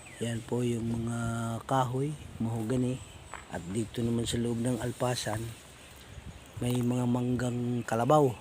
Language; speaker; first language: Filipino; native; Filipino